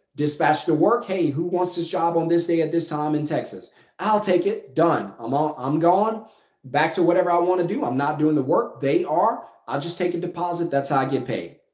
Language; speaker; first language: English; native; English